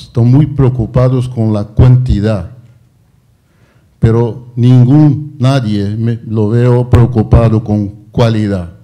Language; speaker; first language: Spanish; non-native, fluent; Portuguese